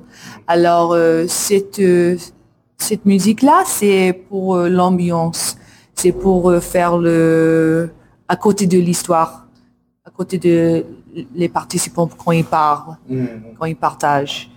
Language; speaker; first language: French; non-native, learner; English